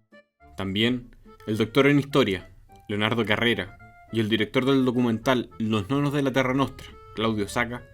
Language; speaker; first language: Spanish; native; Spanish